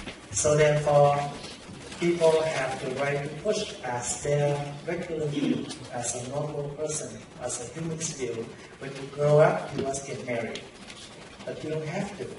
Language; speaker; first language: English; non-native, fluent; Vietnamese